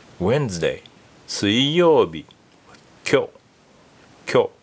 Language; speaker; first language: Japanese; non-native, fluent; English